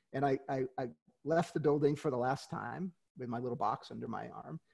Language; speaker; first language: English; native; English